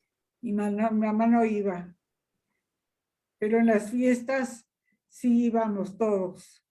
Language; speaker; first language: Spanish; early bilingual, other home language; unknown